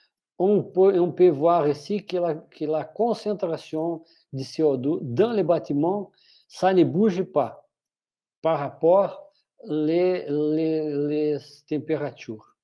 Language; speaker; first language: French; non-native, fluent; Portuguese